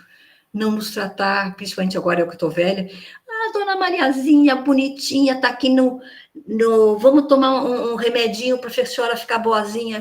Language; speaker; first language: Portuguese; native; Portuguese